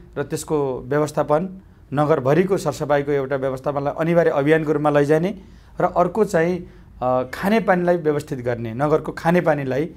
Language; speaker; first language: Nepali; native; Nepali